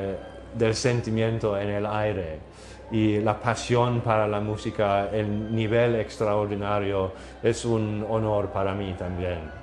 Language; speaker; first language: Spanish; non-native, learner; English